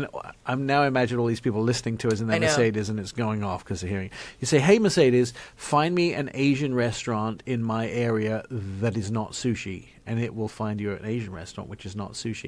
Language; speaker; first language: English; native; English